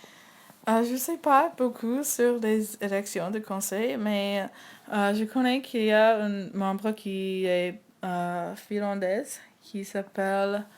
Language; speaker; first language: French; non-native, learner; English